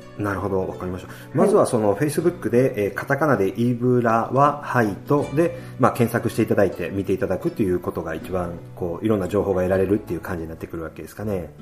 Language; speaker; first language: Japanese; native; Japanese